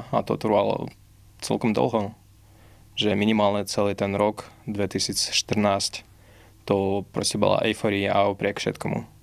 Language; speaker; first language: Slovak; non-native, fluent; Russian